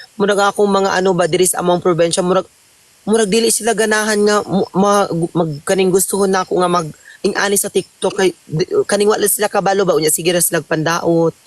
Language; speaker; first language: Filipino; non-native, local second language; Cebuano